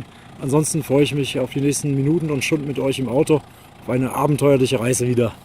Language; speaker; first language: German; native; German